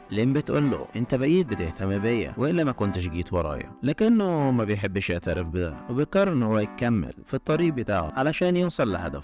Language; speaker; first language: Arabic; native; Arabic